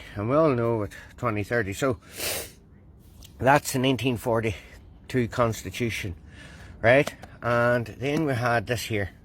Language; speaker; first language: English; native; English